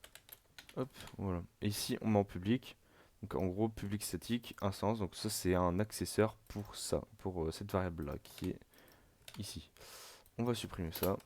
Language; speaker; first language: French; native; French